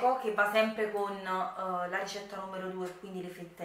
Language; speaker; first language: Italian; native; Italian